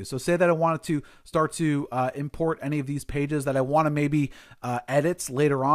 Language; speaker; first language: English; native; English